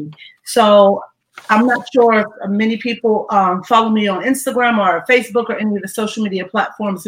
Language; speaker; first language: English; native; English